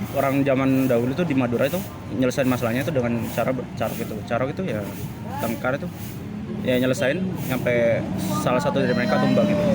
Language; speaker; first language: Indonesian; non-native, local second language; Madurese